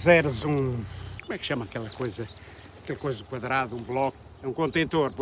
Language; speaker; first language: Portuguese; native; Portuguese